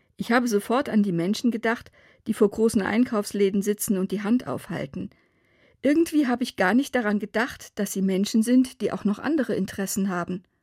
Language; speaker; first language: German; native; German